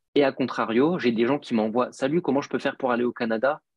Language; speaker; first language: French; native; French